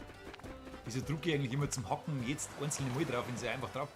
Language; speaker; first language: German; native; German